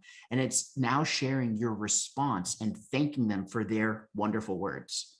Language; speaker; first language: English; native; English